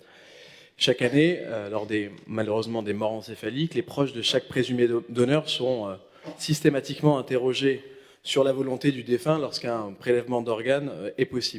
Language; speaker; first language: French; native; French